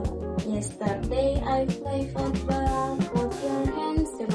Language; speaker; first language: English; non-native, learner; Indonesian